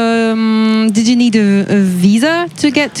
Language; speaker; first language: English; non-native, learner; French